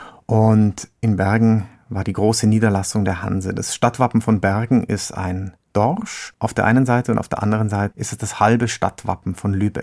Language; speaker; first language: German; native; German